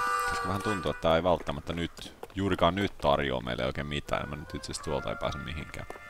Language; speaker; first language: Finnish; native; Finnish